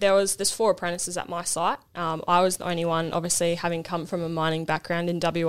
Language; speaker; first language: English; native; English